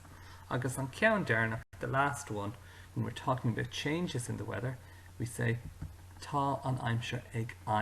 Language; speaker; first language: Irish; non-native, local second language; English